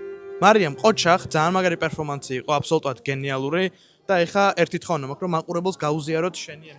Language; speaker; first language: Georgian; native; Georgian